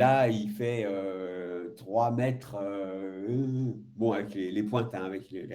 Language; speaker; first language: French; native; French